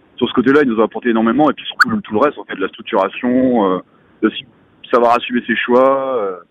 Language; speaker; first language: French; native; French